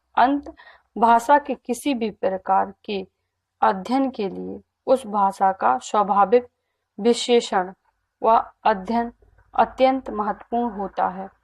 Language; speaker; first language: Hindi; native; Hindi